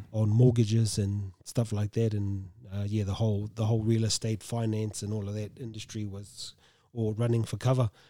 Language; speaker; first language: English; native; English